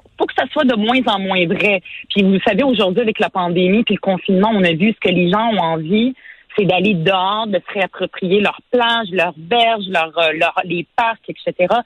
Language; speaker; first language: French; early bilingual, other home language; Arabic